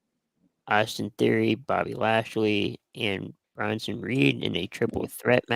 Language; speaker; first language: English; native; English